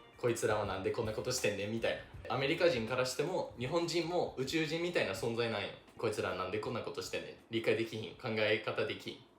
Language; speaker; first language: Japanese; non-native, fluent; English